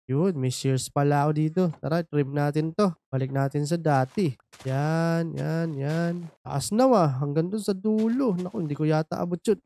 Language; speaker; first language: Filipino; native; Filipino